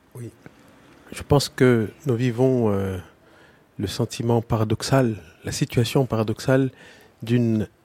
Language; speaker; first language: French; native; French